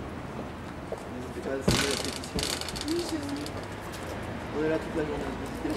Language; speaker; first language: French; native; French